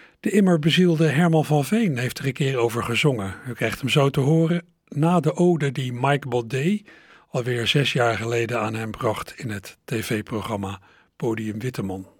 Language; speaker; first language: Dutch; native; Dutch